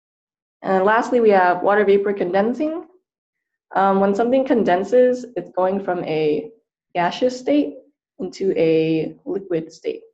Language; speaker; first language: English; native; English